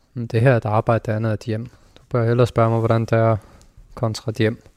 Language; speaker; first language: Danish; early bilingual, other home language; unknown